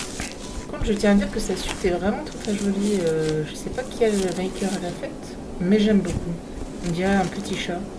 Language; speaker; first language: French; native; French